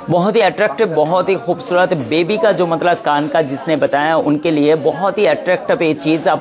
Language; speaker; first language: Hindi; non-native, local second language; Bangla